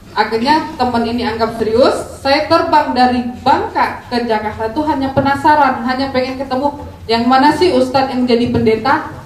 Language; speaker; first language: Indonesian; native; Indonesian